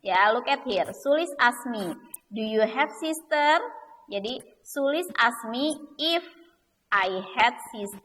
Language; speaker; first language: English; non-native, learner; Indonesian